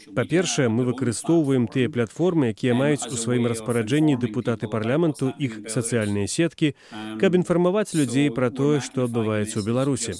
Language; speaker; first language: Belarusian; non-native, fluent; English